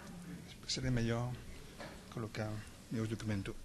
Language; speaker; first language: Portuguese; non-native, fluent; French